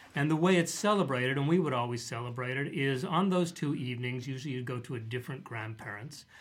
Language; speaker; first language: English; native; English